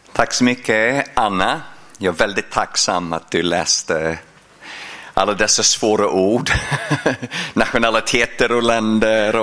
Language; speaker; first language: Swedish; non-native, fluent; English